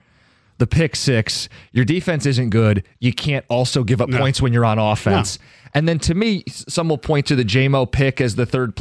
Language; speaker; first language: English; native; English